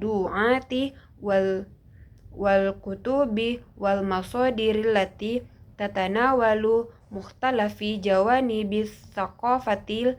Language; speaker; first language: Arabic; non-native, learner; Indonesian